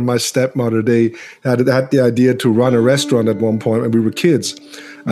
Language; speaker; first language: English; non-native, fluent; Swiss German